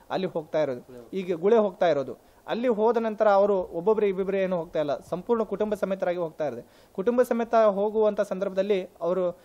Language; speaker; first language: Kannada; non-native, local second language; Lambadi